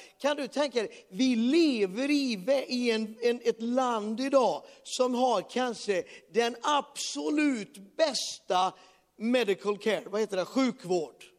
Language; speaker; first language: Swedish; native; Swedish